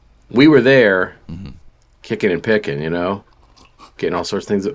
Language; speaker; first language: English; native; English